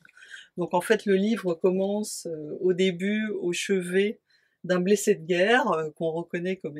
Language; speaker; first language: French; native; French